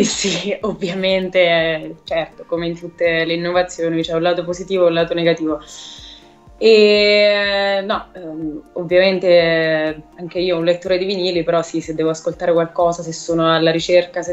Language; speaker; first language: Italian; native; Italian